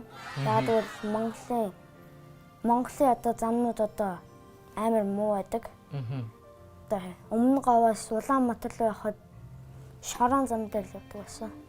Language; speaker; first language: Mongolian; early bilingual, heritage; Mongolian